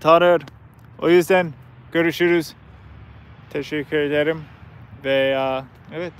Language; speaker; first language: Turkish; non-native, learner; English